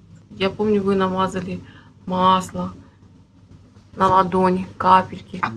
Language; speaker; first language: Russian; native; Russian